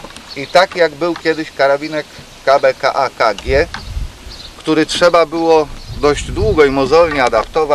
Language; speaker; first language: Polish; native; Polish